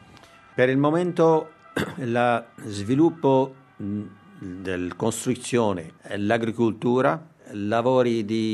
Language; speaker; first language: Italian; non-native, learner; Armenian